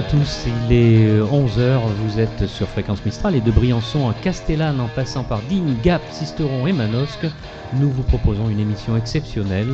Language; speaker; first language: French; native; French